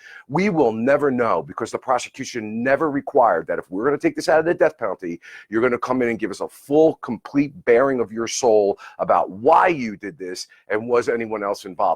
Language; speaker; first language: English; native; English